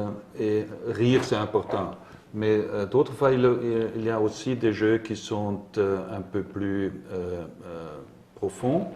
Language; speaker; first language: French; non-native, learner; German